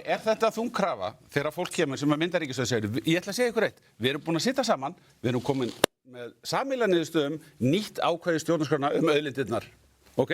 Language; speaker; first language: Icelandic; native; Icelandic